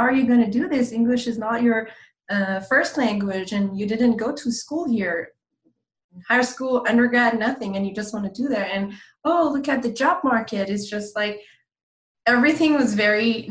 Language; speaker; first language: English; non-native, fluent; Persian